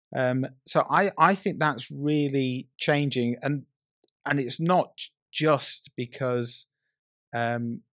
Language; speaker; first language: English; native; English